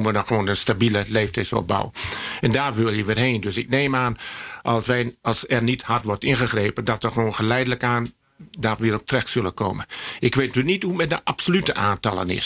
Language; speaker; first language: Dutch; native; Dutch